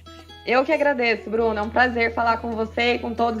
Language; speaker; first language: Portuguese; native; Portuguese